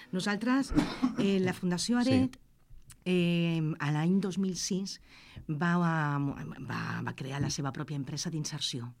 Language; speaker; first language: Catalan; native; Catalan